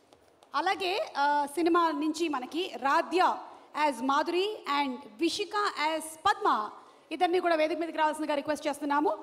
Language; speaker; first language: Telugu; native; Telugu